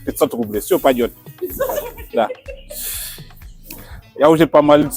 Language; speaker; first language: Russian; non-native, learner; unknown